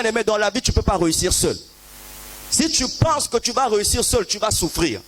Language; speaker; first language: French; non-native, local second language; Lingala